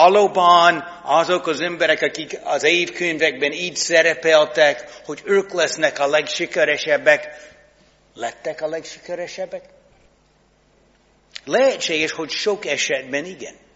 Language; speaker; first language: Hungarian; non-native, fluent; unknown